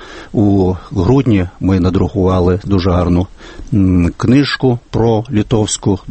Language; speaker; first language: Ukrainian; non-native, fluent; Lithuanian